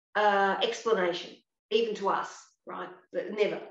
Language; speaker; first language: English; native; English